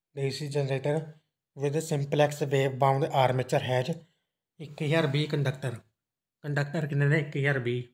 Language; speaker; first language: Hindi; non-native, local second language; Punjabi